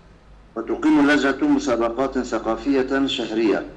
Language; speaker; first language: Arabic; non-native, learner; Turkish